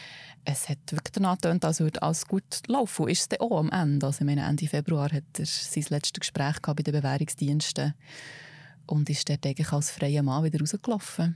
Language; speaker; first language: German; native; German